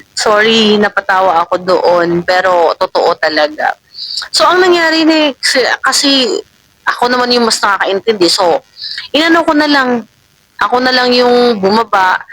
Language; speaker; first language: Filipino; non-native, local second language; Waray